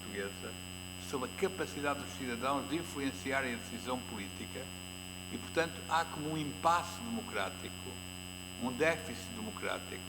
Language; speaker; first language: Portuguese; native; Portuguese